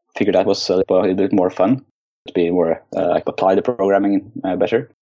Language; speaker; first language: English; non-native, fluent; Norwegian